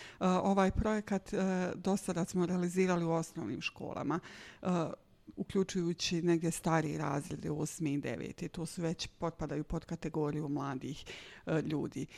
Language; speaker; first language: Croatian; native; Croatian